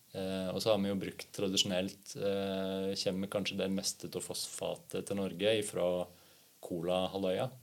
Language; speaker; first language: Norwegian; native; Norwegian